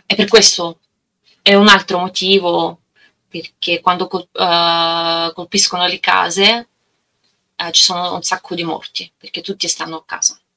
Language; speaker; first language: Italian; non-native, learner; Russian